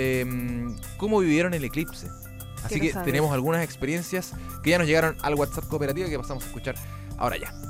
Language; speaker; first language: Spanish; native; Spanish